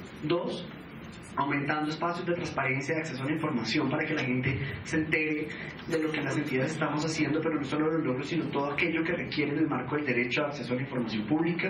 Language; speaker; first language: Spanish; native; Spanish